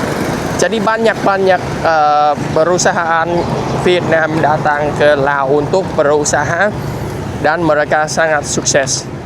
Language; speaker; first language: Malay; non-native, fluent; Vietnamese